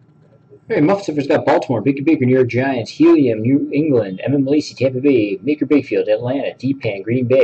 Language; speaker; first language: English; native; English